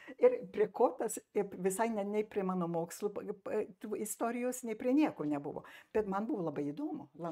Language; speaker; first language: Lithuanian; early bilingual, heritage; Lithuanian